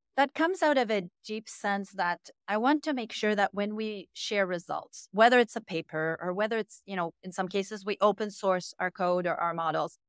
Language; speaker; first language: English; native; English